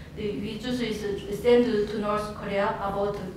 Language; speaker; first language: English; non-native, learner; Korean